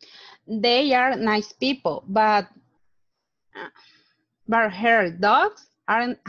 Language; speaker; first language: English; non-native, learner; Spanish